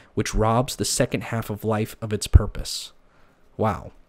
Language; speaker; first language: English; native; English